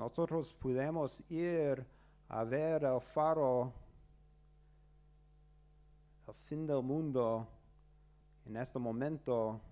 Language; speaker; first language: Spanish; non-native, learner; English